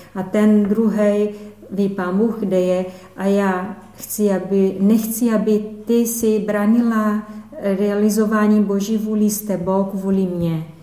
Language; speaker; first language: Czech; non-native, fluent; Portuguese